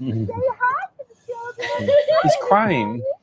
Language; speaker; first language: English; native; English